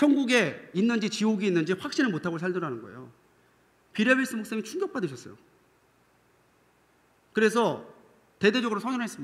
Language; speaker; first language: Korean; native; Korean